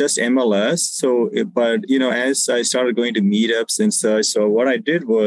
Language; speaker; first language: English; non-native, local second language; Tamil